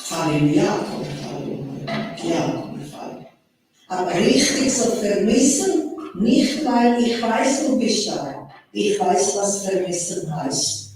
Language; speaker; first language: German; non-native, fluent; Croatian